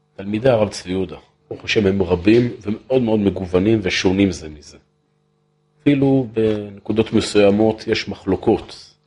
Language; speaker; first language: Hebrew; native; Hebrew